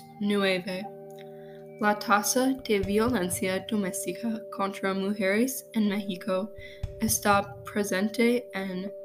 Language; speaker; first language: Spanish; non-native, learner; English